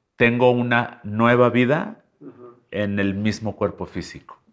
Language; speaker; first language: Spanish; native; Spanish